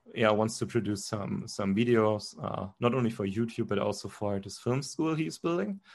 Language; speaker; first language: English; non-native, fluent; German